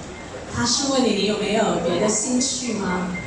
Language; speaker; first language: Chinese; early bilingual, heritage; Chinese